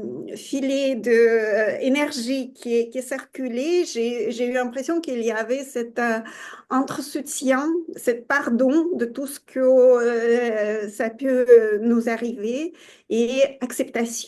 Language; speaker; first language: French; non-native, fluent; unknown